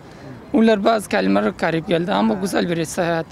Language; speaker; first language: Turkish; non-native, learner; Uzbek